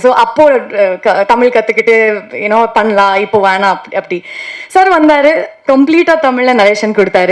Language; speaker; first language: Tamil; non-native, learner; Kannada